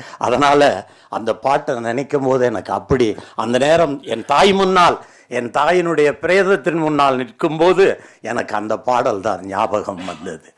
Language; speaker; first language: Tamil; native; Tamil